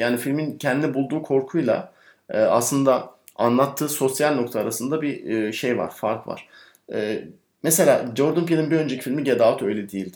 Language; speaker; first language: Turkish; native; Turkish